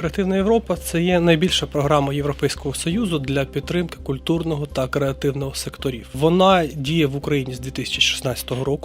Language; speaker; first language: Ukrainian; native; Ukrainian